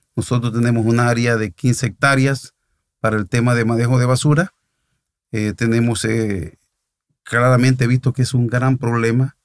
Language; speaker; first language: Spanish; native; Spanish